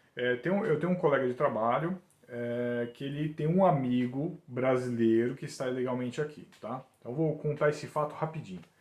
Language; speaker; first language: Portuguese; native; Portuguese